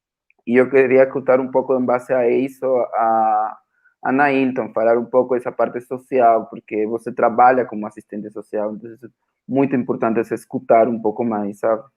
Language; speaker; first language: Portuguese; non-native, fluent; Spanish